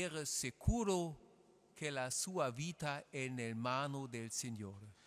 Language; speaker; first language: Italian; non-native, learner; German